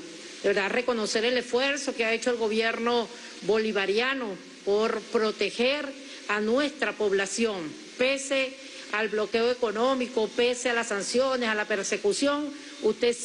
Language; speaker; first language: Spanish; native; Spanish